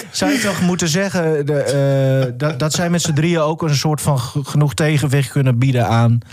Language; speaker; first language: Dutch; native; Dutch